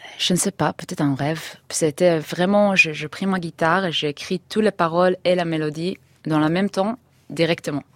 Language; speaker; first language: French; non-native, learner; Hebrew